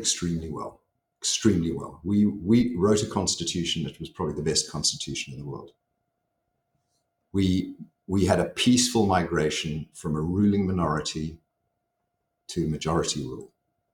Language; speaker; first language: English; native; English